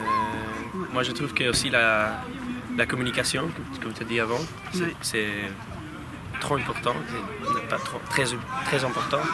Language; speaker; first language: French; non-native, learner; Spanish